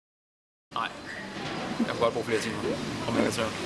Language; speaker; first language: Danish; native; Danish